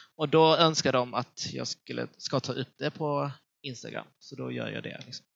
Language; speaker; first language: Swedish; early bilingual, other home language; Vietnamese